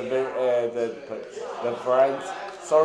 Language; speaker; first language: English; non-native, learner; Chinese